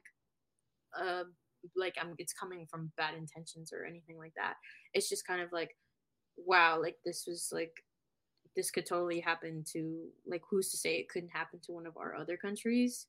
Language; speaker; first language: English; native; English